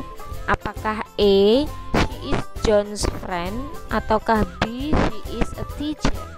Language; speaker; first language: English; non-native, fluent; Indonesian